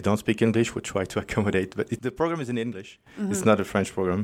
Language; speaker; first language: English; non-native, fluent; French